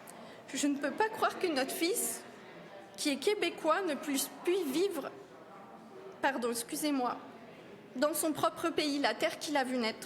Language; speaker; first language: French; native; French